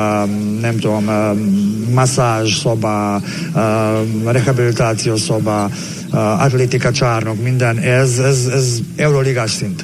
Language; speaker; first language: Hungarian; non-native, learner; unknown